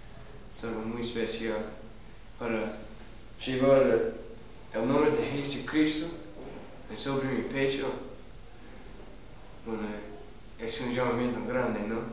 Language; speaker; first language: Spanish; non-native, learner; English